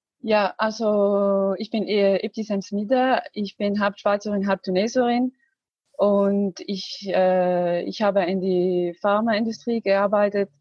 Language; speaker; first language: German; non-native, learner; Arabic